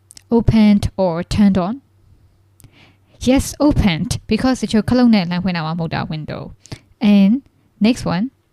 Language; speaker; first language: English; non-native, fluent; Burmese